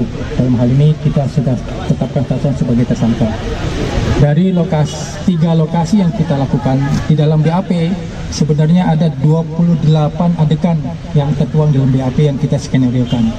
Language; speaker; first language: Indonesian; native; Indonesian